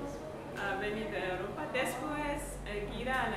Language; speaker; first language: Spanish; non-native, learner; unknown